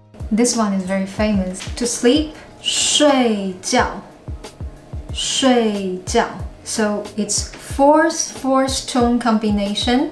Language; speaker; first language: English; non-native, fluent; Chinese